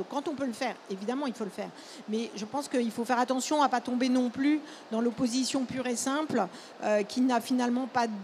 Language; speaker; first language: French; native; French